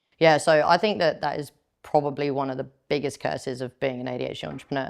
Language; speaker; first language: English; native; English